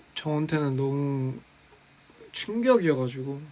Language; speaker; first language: Korean; early bilingual, other home language; English